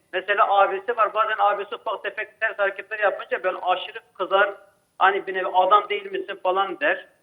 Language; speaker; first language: Turkish; native; Turkish